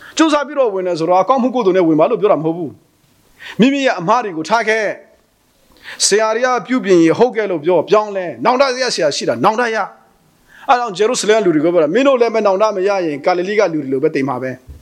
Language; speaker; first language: Burmese; non-native, local second language; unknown